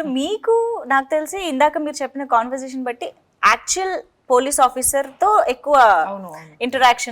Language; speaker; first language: Telugu; native; Telugu